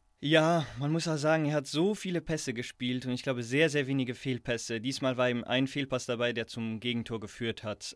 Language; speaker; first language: German; native; German